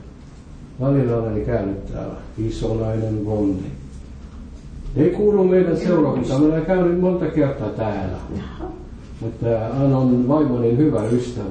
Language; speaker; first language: Finnish; non-native, fluent; French